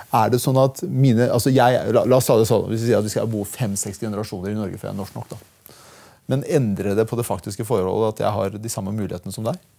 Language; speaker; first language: Norwegian; early bilingual, other home language; Persian